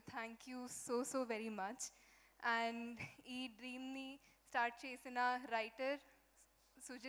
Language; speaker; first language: Telugu; non-native, fluent; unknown